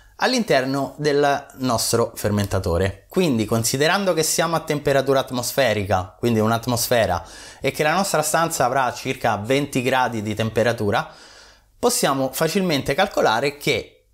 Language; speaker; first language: Italian; native; Italian